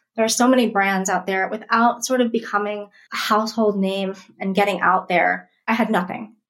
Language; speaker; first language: English; early bilingual, other home language; Russian